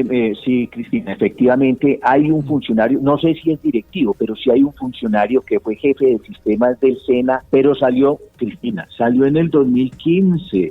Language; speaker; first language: Spanish; native; Spanish